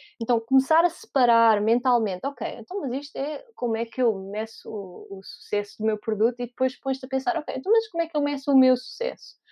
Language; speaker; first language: Portuguese; native; Portuguese